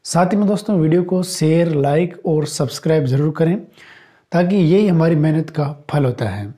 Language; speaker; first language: Hindi; native; Hindi